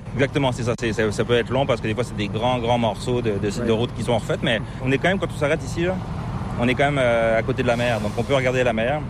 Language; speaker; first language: French; native; French